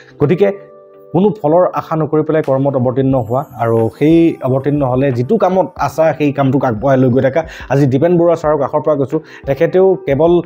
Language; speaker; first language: Assamese; native; Assamese